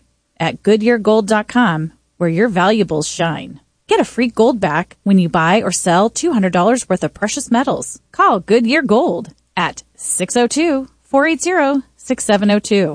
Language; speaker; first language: English; native; English